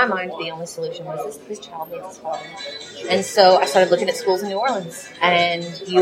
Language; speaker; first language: English; native; English